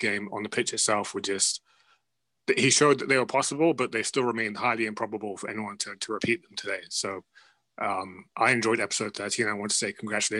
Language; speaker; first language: English; native; English